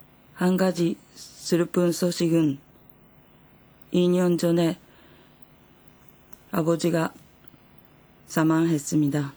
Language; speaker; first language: Korean; non-native, fluent; Japanese